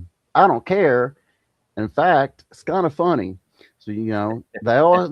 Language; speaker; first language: English; native; English